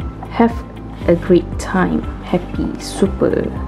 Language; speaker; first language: English; non-native, local second language; Malay